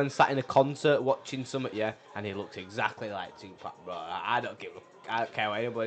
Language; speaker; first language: English; native; English